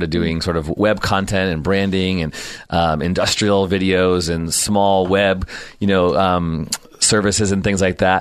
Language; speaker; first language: English; native; English